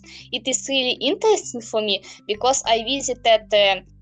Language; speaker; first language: English; non-native, learner; Ukrainian